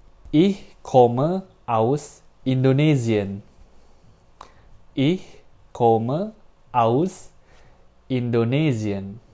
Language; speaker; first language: German; non-native, learner; Indonesian